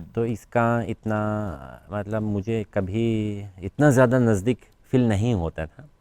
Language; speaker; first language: Hindi; non-native, fluent; Polish